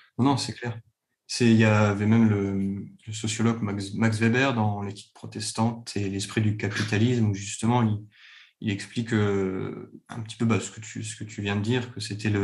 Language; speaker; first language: French; native; French